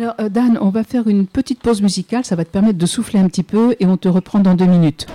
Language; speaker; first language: French; native; French